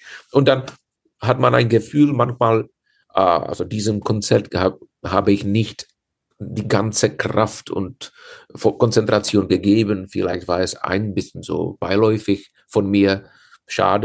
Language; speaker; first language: German; non-native, fluent; Czech